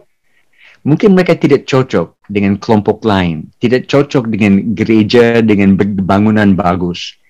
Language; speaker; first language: Indonesian; non-native, fluent; English